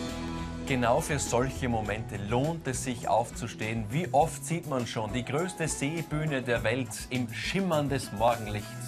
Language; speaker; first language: German; native; German